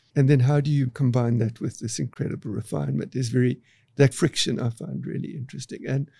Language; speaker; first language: English; native; English